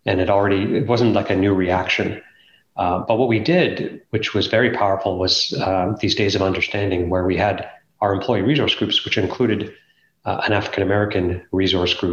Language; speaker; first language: English; native; English